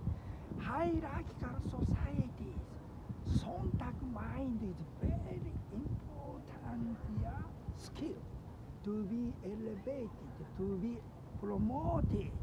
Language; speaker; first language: English; non-native, learner; Japanese